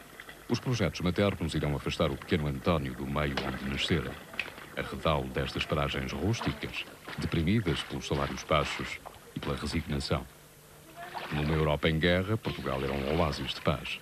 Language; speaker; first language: Portuguese; native; Portuguese